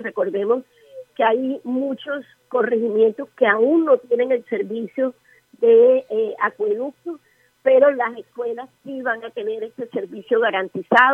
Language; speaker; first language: Spanish; native; Spanish